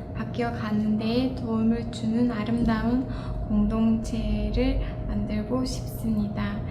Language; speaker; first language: Korean; non-native, fluent; Mongolian